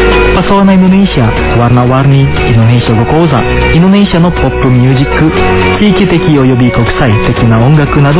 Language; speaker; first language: Japanese; non-native, fluent; Indonesian